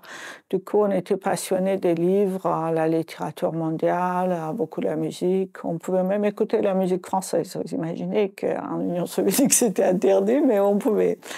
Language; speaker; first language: French; non-native, fluent; Azerbaijani